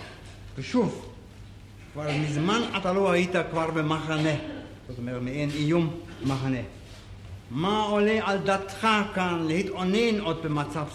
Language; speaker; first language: Hebrew; non-native, fluent; German